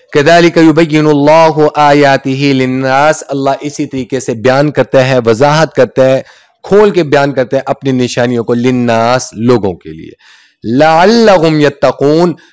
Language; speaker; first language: Urdu; non-native, local second language; Punjabi